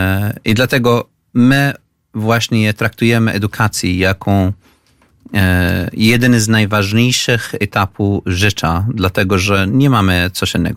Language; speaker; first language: Polish; non-native, fluent; Arabic